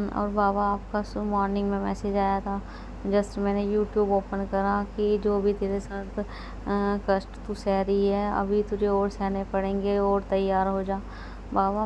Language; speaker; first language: Hindi; native; Hindi